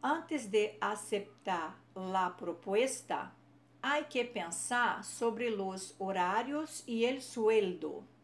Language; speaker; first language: Spanish; non-native, fluent; Portuguese